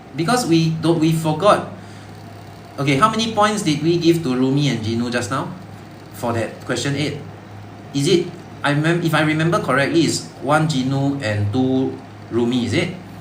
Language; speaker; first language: English; non-native, local second language; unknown